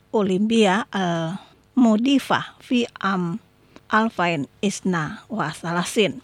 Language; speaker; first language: Arabic; non-native, fluent; Indonesian